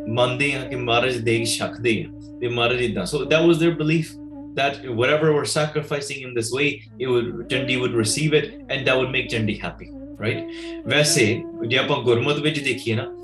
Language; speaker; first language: Punjabi; early bilingual, heritage; Punjabi